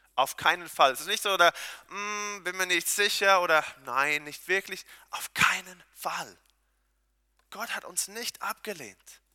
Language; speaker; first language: German; non-native, fluent; Hebrew